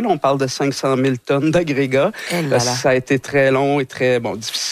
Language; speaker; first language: French; native; French